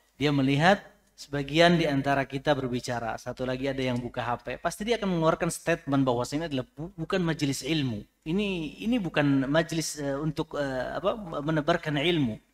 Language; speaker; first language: Indonesian; native; Indonesian